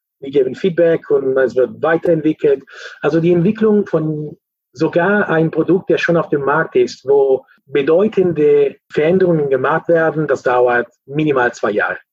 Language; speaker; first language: German; non-native, fluent; Italian